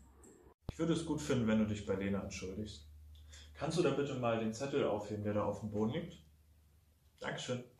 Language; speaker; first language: German; native; German